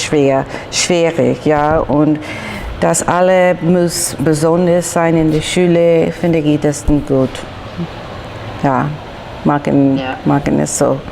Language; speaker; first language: German; non-native, learner; English